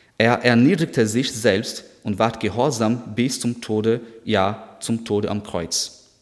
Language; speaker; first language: German; non-native, fluent; Portuguese